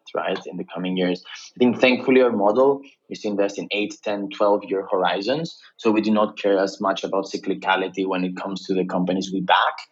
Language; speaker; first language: English; non-native, fluent; Greek